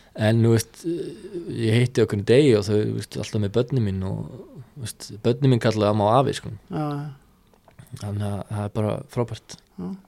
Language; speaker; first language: Icelandic; early bilingual, other home language; Serbian